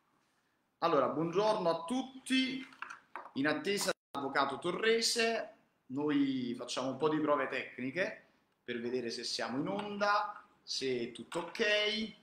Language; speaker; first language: Italian; native; Italian